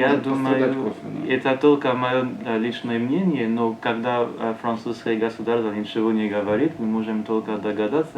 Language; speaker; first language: Russian; non-native, learner; French